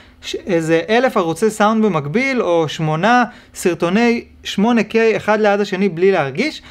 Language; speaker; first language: Hebrew; native; Hebrew